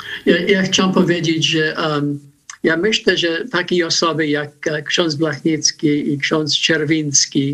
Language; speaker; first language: Polish; early bilingual, heritage; Polish